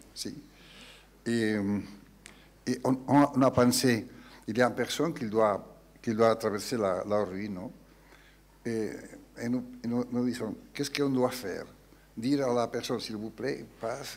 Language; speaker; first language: French; non-native, learner; Spanish